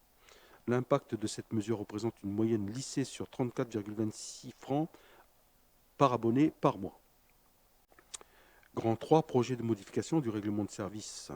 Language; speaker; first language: French; native; French